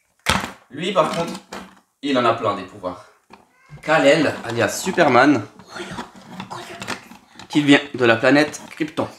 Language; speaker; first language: French; native; French